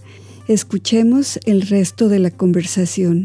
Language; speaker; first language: Spanish; native; Spanish